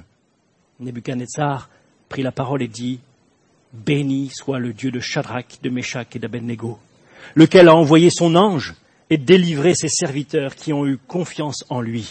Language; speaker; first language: French; native; French